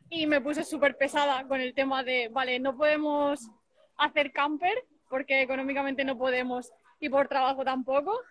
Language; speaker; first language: Spanish; native; Spanish